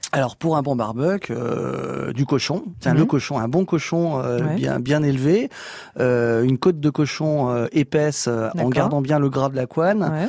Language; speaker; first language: French; native; French